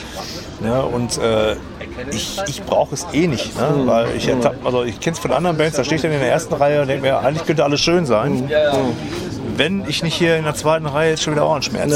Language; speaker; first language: German; native; German